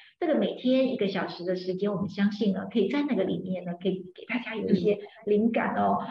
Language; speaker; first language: Chinese; native; Chinese